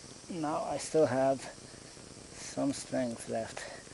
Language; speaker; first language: English; non-native, fluent; Japanese